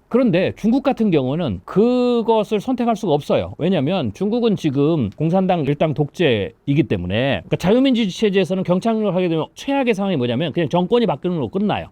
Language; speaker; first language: Korean; native; Korean